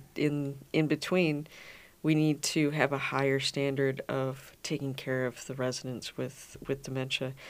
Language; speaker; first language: English; native; English